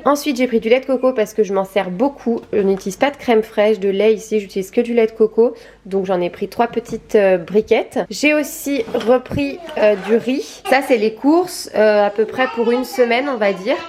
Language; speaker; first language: French; native; French